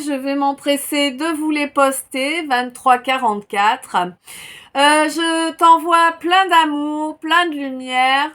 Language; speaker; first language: French; native; French